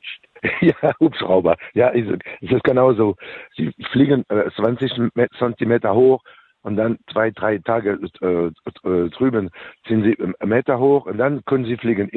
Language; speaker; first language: German; non-native, learner; French